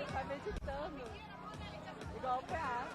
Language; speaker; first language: Portuguese; native; Portuguese